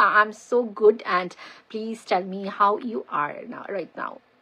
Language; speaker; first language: English; non-native, local second language; Bangla